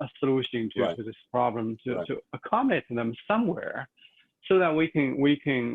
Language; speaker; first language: English; non-native, fluent; Chinese